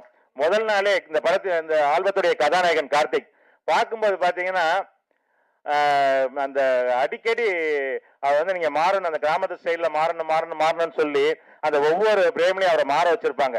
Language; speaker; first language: Tamil; native; Tamil